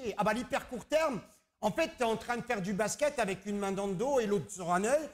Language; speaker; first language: French; native; French